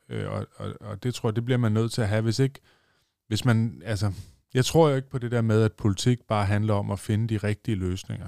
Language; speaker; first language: Danish; native; Danish